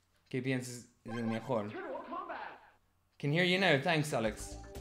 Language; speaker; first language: Spanish; non-native, learner; English